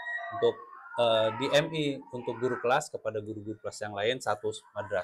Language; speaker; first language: Indonesian; native; Indonesian